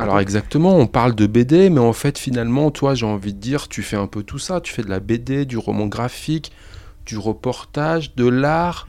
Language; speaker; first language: French; native; French